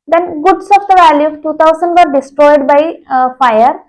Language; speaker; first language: English; non-native, local second language; Malayalam